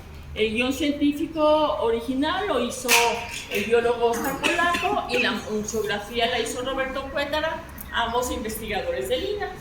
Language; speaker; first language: Spanish; native; Spanish